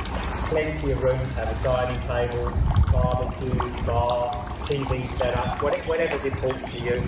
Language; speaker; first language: English; native; English